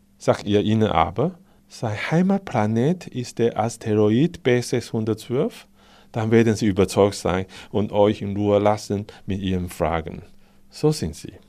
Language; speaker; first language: German; non-native, fluent; Chinese